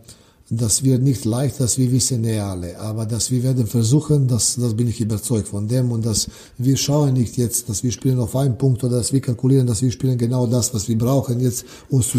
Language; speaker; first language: German; non-native, learner; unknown